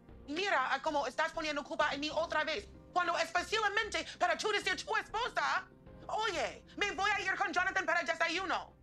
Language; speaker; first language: Spanish; non-native, learner; English